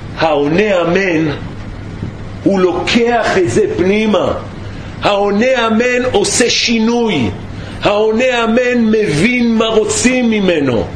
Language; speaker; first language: Hebrew; native; Hebrew